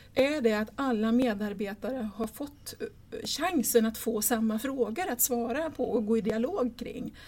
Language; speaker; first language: Swedish; native; Swedish